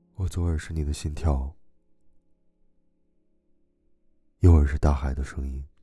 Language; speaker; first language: Chinese; native; Chinese